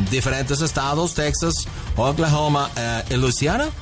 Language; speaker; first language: Spanish; non-native, fluent; English